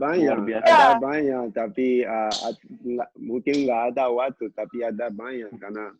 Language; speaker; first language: Indonesian; non-native, local second language; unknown